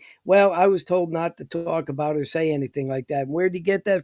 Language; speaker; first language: English; native; English